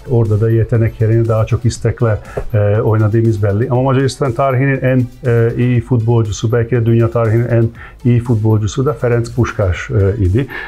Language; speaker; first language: Turkish; non-native, fluent; Hungarian